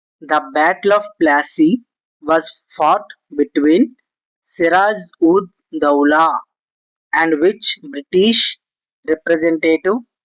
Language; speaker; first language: English; non-native, local second language; Telugu